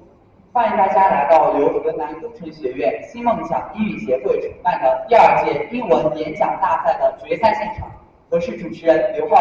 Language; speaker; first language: Chinese; native; Chinese